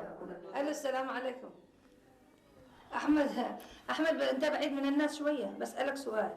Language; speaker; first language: Arabic; native; Arabic